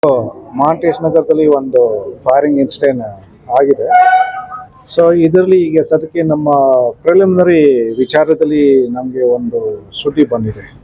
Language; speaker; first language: Kannada; non-native, local second language; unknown